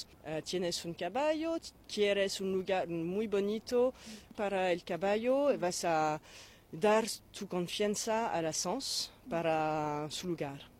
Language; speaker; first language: Spanish; non-native, fluent; French